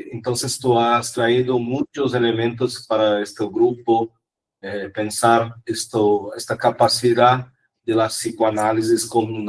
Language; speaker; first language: Spanish; non-native, fluent; Portuguese